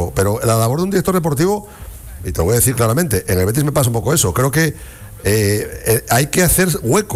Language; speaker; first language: Spanish; native; Spanish